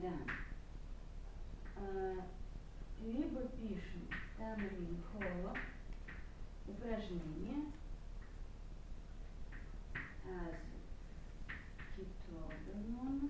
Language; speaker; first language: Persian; non-native, fluent; Russian